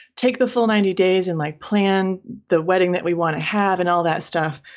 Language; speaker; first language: English; native; English